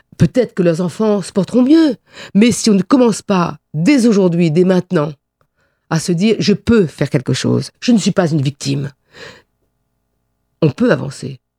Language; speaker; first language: French; non-native, local second language; Réunion Creole French